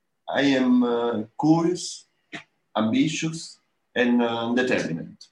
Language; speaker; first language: English; non-native, learner; Italian